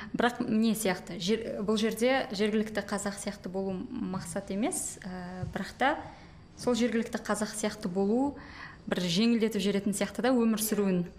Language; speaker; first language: Kazakh; native; Kazakh